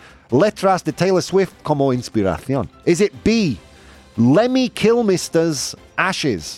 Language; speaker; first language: Spanish; non-native, fluent; English